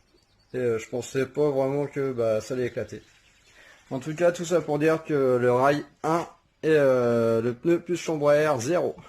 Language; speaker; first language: French; native; French